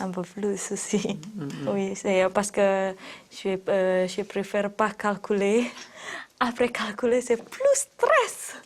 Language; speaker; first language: French; non-native, learner; Indonesian